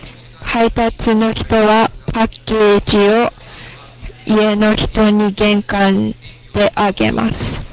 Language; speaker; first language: Japanese; non-native, learner; English